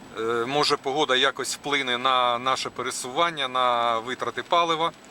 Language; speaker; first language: Ukrainian; non-native, local second language; Russian